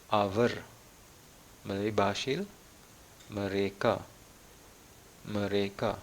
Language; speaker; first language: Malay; non-native, fluent; Malayalam